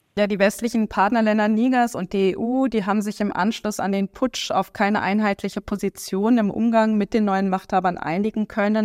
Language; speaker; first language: German; native; German